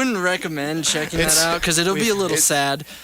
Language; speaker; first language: English; native; English